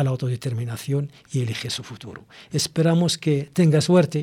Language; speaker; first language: Spanish; non-native, local second language; Arabic